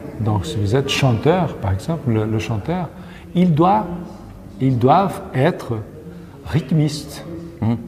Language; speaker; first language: French; non-native, learner; Portuguese